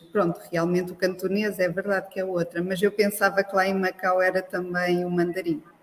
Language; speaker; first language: Portuguese; native; Portuguese